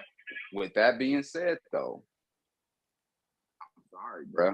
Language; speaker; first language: English; native; English